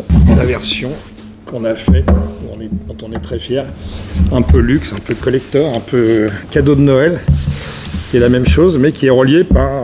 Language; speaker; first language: French; native; French